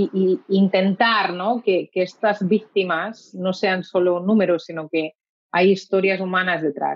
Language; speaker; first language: Spanish; native; Spanish